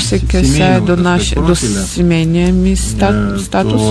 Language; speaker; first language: Bulgarian; non-native, fluent; Russian